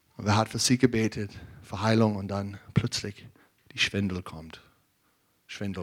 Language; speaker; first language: German; non-native, learner; English